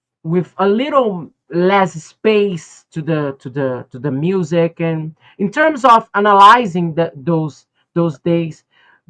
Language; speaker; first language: English; non-native, fluent; Portuguese